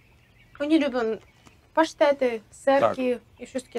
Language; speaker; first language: Polish; non-native, fluent; Russian